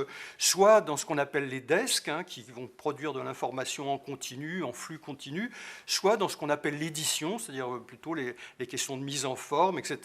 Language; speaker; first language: French; native; French